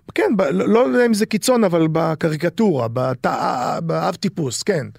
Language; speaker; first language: Hebrew; early bilingual, other home language; Arabic